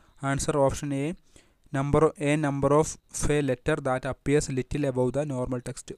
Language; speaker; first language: English; non-native, local second language; Malayalam